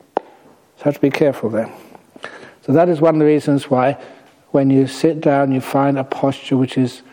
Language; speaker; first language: English; native; English